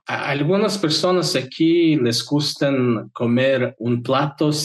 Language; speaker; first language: Spanish; non-native, fluent; Mongolian